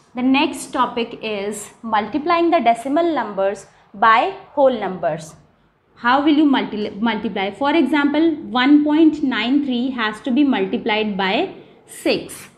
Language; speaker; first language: English; non-native, local second language; Hindi